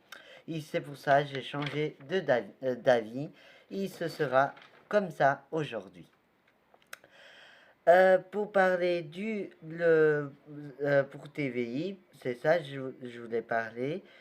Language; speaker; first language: French; non-native, learner; Portuguese